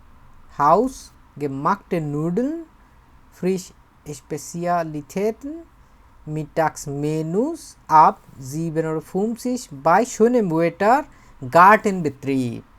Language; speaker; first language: German; non-native, fluent; Bangla